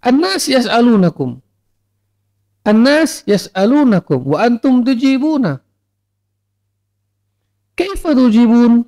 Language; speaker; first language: Arabic; non-native, fluent; Indonesian